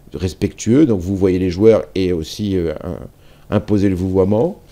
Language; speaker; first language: French; native; French